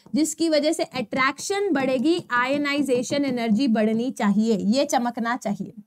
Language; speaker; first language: Hindi; non-native, local second language; Gujarati